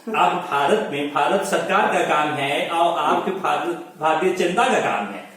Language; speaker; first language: Hindi; non-native, fluent; Chinese